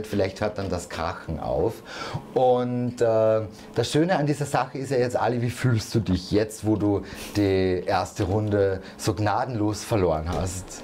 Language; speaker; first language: German; native; German